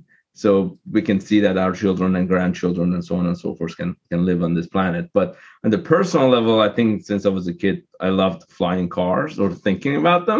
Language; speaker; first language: English; non-native, fluent; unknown